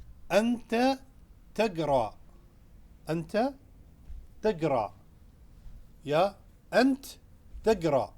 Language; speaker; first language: Arabic; non-native, fluent; Urdu